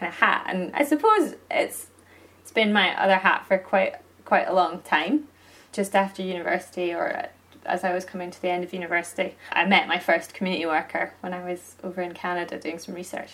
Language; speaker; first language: English; native; English